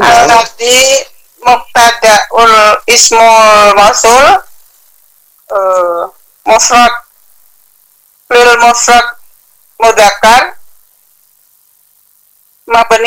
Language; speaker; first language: Arabic; non-native, learner; Indonesian